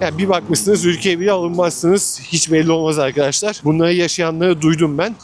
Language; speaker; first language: Turkish; native; Turkish